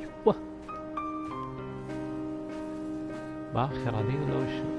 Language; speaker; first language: Arabic; native; Arabic